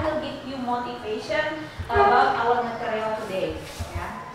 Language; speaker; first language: English; non-native, learner; Indonesian